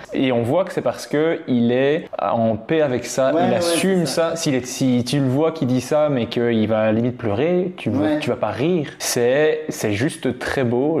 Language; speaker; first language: French; native; French